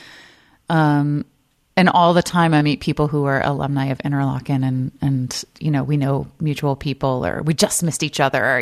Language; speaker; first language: English; native; English